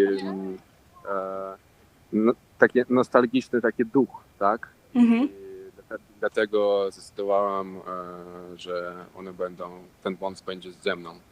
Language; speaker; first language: Polish; non-native, local second language; Russian